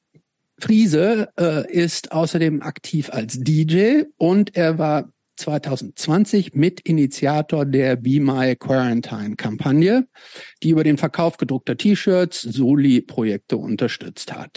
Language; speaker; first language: German; native; German